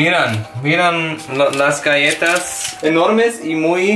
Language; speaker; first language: Spanish; non-native, learner; German